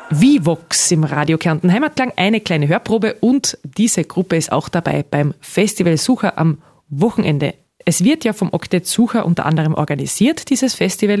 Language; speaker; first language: German; native; German